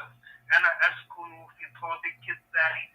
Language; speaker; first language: Arabic; non-native, learner; English